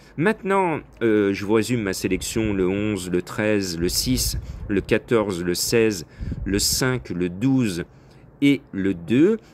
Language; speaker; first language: French; native; French